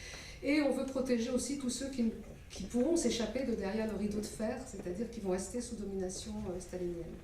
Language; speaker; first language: French; native; French